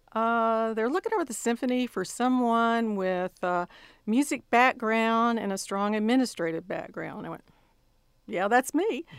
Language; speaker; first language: English; native; English